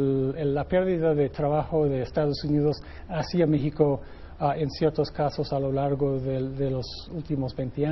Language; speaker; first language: Spanish; non-native, fluent; English